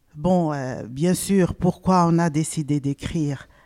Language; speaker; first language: French; non-native, local second language; Arabic